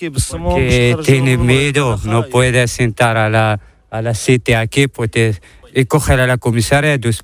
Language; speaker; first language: Spanish; non-native, learner; Arabic